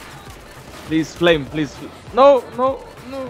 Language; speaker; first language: English; non-native, learner; Turkish